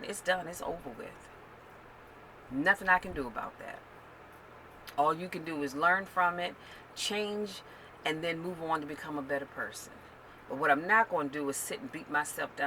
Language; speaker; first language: English; native; English